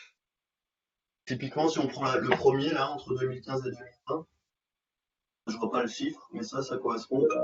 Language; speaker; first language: French; native; French